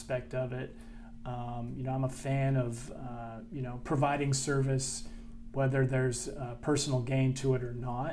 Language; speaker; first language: English; native; English